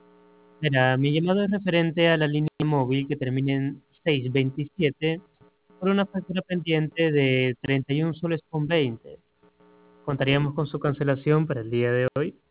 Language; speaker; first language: Spanish; native; Spanish